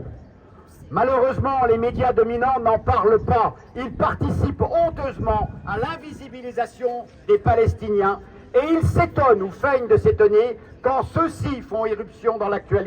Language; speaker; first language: French; native; French